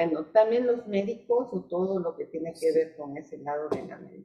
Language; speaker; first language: Spanish; native; Spanish